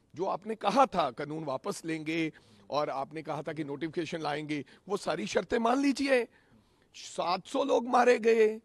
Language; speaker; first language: Hindi; non-native, local second language; Punjabi